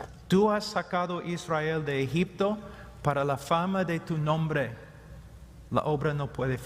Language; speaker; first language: Spanish; non-native, fluent; English